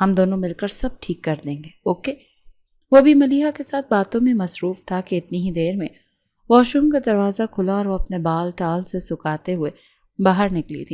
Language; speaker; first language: Urdu; native; Urdu